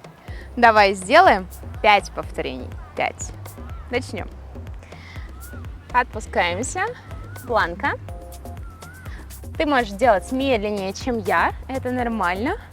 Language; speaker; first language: Russian; native; Russian